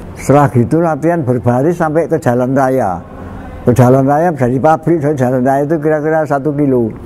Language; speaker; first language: Indonesian; non-native, local second language; Javanese